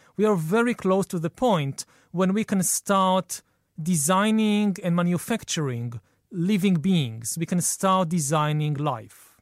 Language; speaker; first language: English; non-native, fluent; Hebrew